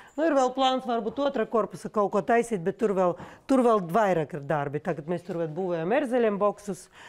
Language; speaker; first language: Latvian; non-native, local second language; Russian